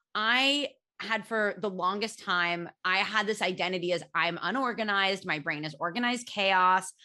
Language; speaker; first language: English; native; English